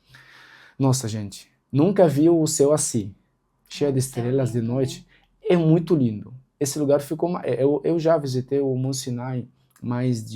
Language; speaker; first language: Portuguese; non-native, local second language; Arabic